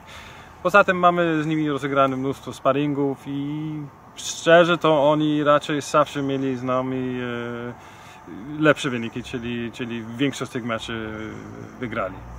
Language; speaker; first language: Polish; non-native, fluent; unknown